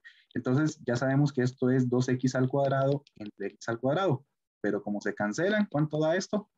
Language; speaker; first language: Spanish; native; Spanish